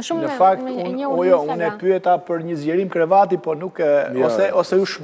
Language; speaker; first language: Albanian; native; Albanian